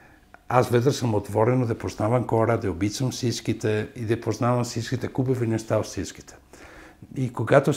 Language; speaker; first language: Bulgarian; non-native, fluent; Italian